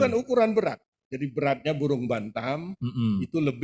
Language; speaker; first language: Indonesian; native; Indonesian